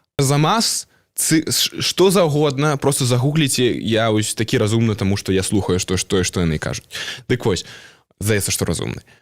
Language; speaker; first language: Belarusian; non-native, local second language; Russian